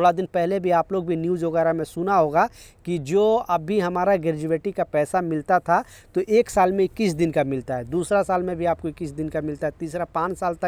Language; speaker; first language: Hindi; native; Hindi